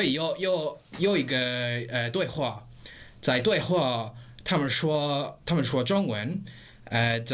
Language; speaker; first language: Chinese; non-native, learner; English